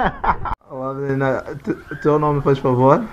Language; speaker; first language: Portuguese; non-native, local second language; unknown